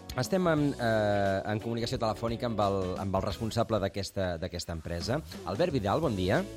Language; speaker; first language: Catalan; native; Catalan